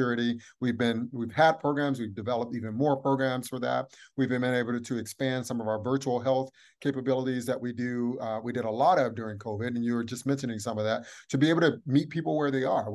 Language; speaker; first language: English; native; English